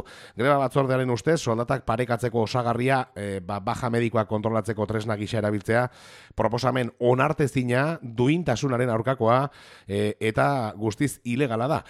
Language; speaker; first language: Basque; native; Basque